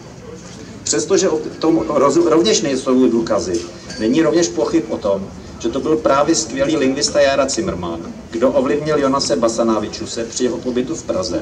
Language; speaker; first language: Czech; native; Czech